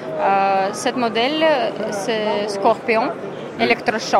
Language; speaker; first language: French; non-native, fluent; Russian